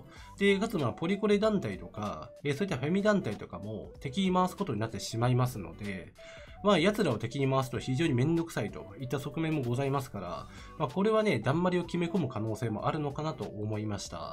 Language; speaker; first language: Japanese; native; Japanese